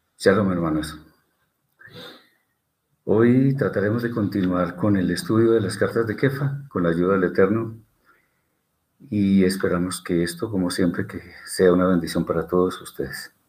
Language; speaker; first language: Spanish; native; Spanish